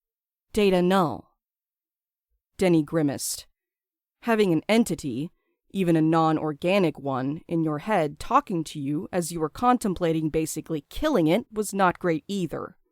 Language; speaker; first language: English; native; English